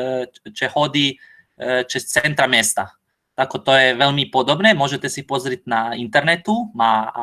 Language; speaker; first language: Slovak; non-native, learner; Croatian